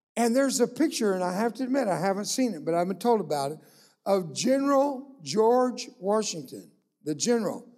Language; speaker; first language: English; early bilingual, other home language; Spanish